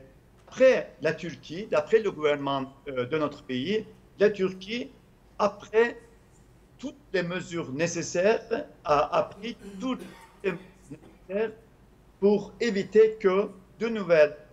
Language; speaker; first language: French; non-native, fluent; Turkish